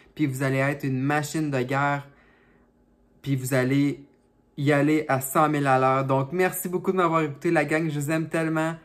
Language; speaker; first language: French; native; French